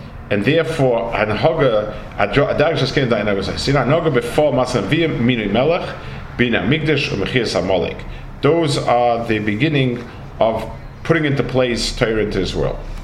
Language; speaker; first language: English; native; English